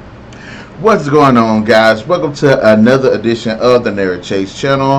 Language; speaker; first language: English; native; English